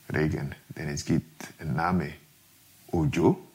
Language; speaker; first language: German; non-native, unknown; Yoruba